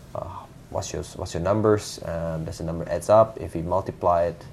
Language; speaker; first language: English; non-native, fluent; Indonesian